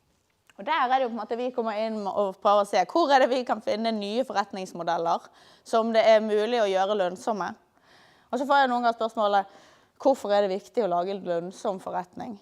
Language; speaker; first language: Norwegian; native; Norwegian